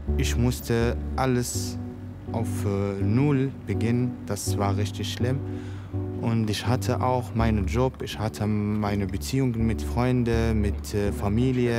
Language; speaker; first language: German; non-native, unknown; Arabic